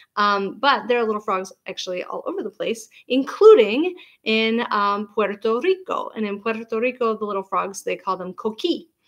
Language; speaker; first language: English; native; English